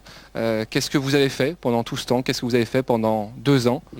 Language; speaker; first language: French; native; French